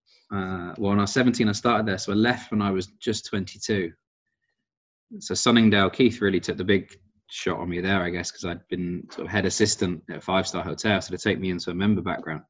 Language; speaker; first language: English; native; English